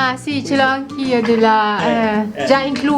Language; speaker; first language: Italian; non-native, learner; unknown